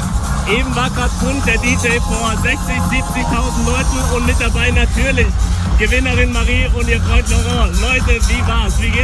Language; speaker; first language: German; native; German